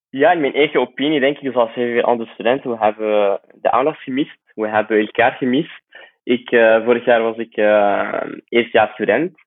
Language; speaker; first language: Dutch; non-native, fluent; Arabic